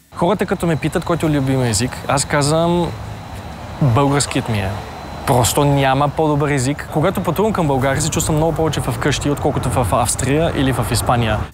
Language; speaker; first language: Bulgarian; early bilingual, heritage; Bulgarian